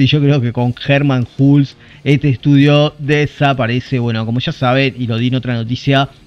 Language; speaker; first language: Spanish; native; Spanish